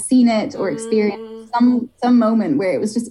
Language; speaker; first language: English; native; English